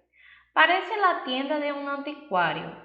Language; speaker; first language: Spanish; non-native, fluent; Portuguese